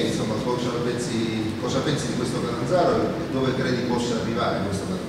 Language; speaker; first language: Italian; native; Italian